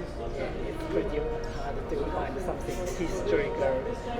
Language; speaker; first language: English; non-native, learner; Japanese